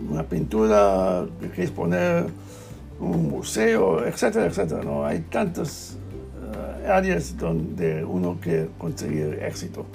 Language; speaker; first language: Spanish; non-native, learner; English